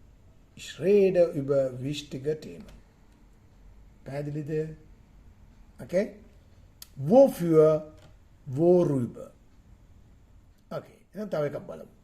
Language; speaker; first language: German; non-native, fluent; Sinhala